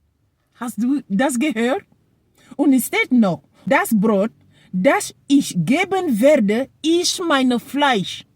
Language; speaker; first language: German; non-native, learner; French